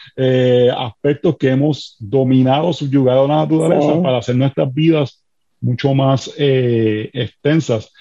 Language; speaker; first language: Spanish; native; Spanish